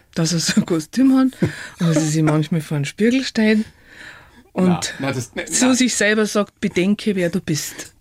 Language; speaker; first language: German; native; German